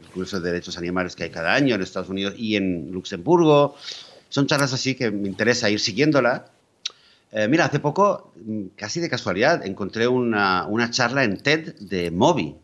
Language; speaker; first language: Spanish; native; Spanish